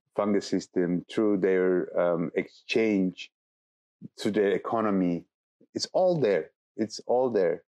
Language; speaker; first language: English; non-native, fluent; Turkish